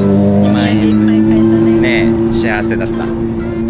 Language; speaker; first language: Japanese; native; Japanese